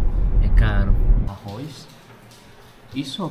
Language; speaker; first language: Portuguese; non-native, learner; Indonesian